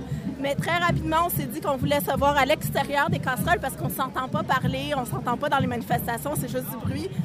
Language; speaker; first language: French; native; French